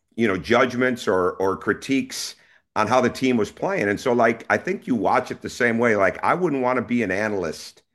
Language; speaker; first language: English; native; English